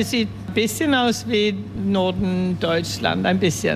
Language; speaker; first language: German; early bilingual, heritage; German